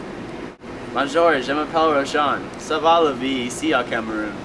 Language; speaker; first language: French; non-native, learner; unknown